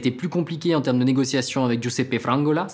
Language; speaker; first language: French; native; French